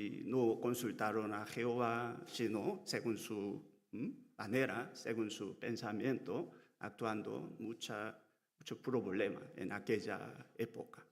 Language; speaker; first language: Spanish; non-native, learner; Korean